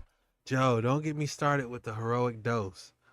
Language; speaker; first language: English; native; English